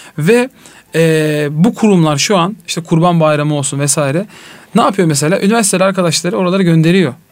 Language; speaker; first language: Turkish; native; Turkish